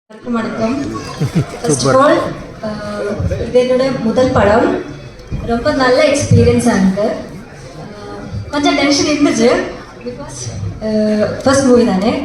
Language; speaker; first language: Tamil; non-native, learner; Malayalam